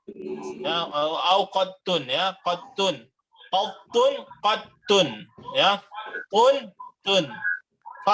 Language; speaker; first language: Arabic; non-native, fluent; Indonesian